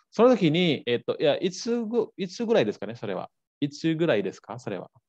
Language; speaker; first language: Japanese; non-native, fluent; Balinese